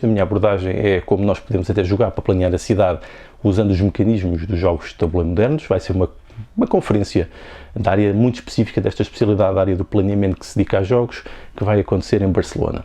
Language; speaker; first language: Portuguese; native; Portuguese